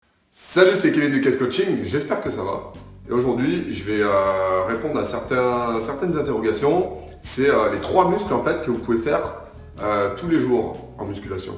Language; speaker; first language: French; native; French